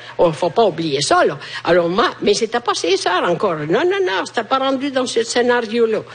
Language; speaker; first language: French; non-native, fluent; Italian